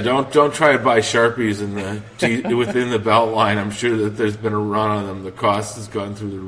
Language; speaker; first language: English; native; English